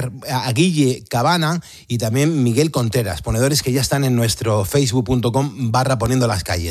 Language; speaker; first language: Spanish; native; Spanish